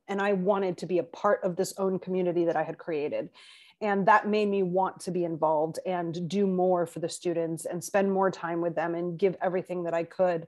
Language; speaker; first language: English; non-native, fluent; Spanish